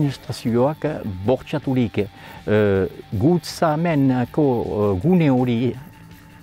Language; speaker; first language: Basque; native; Basque